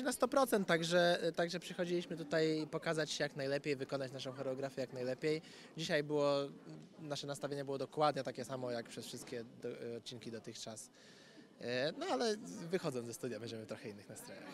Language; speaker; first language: Polish; native; Polish